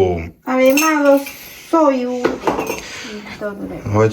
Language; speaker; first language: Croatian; non-native, learner; Chinese